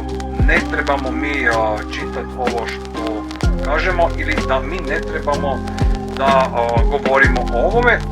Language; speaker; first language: Croatian; native; Croatian